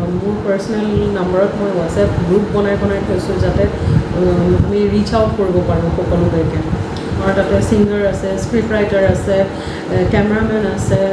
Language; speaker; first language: Assamese; native; Assamese